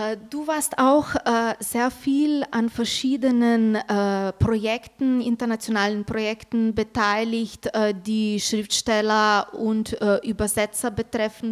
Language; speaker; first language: German; non-native, fluent; Slovenian